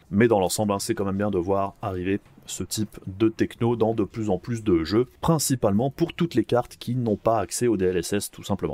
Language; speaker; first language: French; native; French